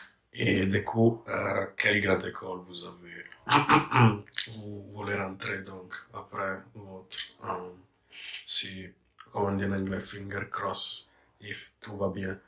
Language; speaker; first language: French; non-native, fluent; English